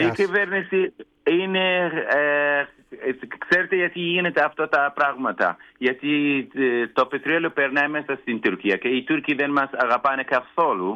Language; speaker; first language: Greek; non-native, learner; Kurdish